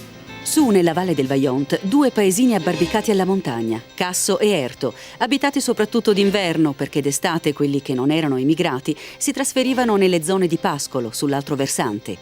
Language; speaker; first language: Italian; native; Italian